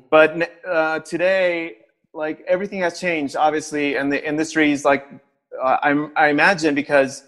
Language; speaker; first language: English; native; English